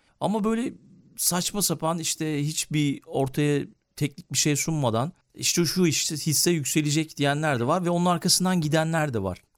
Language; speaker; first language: Turkish; native; Turkish